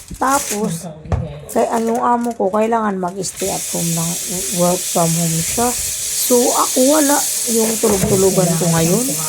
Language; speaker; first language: Filipino; non-native, local second language; Cebuano